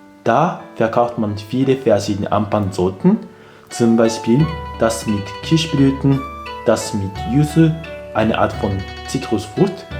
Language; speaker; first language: German; non-native, fluent; Japanese